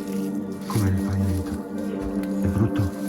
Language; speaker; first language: Italian; native; Italian